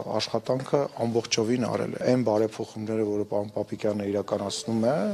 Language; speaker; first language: Armenian; native; Armenian